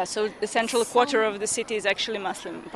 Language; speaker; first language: English; non-native, fluent; Serbian